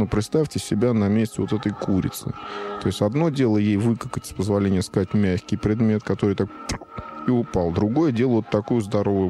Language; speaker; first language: Russian; native; Russian